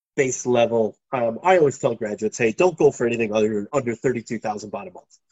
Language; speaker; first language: English; native; English